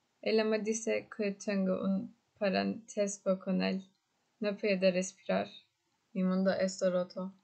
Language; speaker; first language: Spanish; non-native, learner; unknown